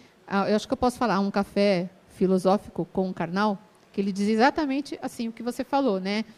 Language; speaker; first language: Portuguese; native; Portuguese